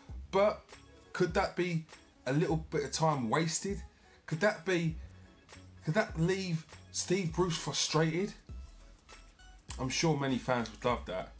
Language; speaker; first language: English; native; English